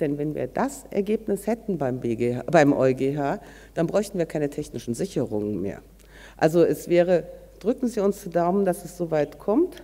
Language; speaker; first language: German; native; German